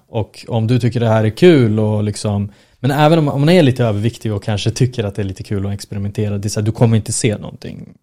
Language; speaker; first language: Swedish; early bilingual, other home language; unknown